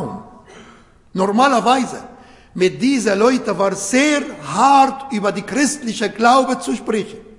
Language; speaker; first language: German; non-native, fluent; Arabic